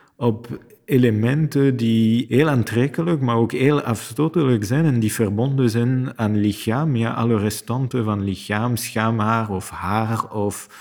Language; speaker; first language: Dutch; non-native, fluent; French